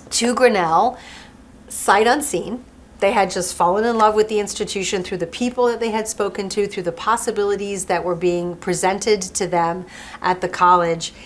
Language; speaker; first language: English; early bilingual, other home language; French